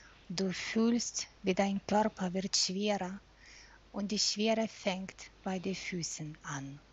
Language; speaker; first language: German; non-native, fluent; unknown